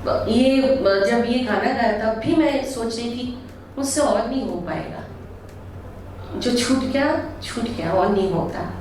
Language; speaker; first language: Hindi; non-native, local second language; Bangla